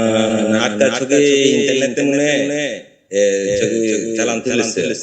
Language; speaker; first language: Korean; non-native, learner; Bangla